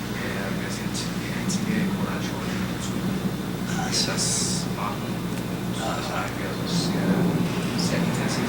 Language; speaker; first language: German; non-native, fluent; Spanish